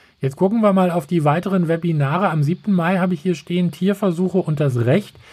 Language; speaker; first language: German; native; German